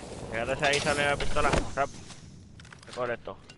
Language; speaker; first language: Spanish; early bilingual, heritage; Spanish